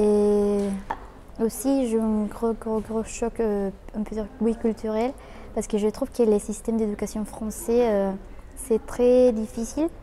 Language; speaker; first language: French; non-native, fluent; Spanish